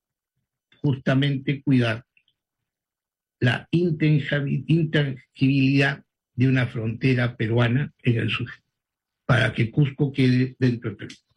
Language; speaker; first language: Spanish; native; Spanish